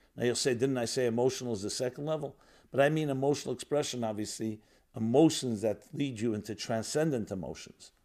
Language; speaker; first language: English; native; English